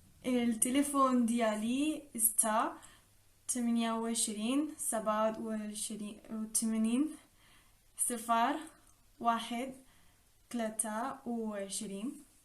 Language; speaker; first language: Arabic; non-native, learner; Spanish